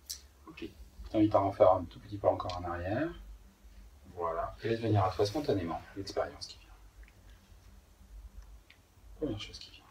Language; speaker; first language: French; native; French